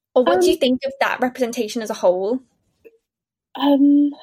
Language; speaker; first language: English; native; English